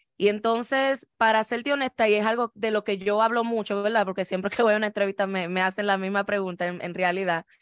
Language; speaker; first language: Spanish; native; Spanish